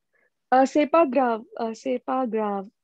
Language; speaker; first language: French; non-native, learner; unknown